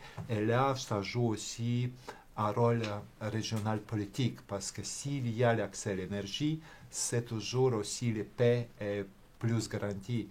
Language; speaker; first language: French; non-native, fluent; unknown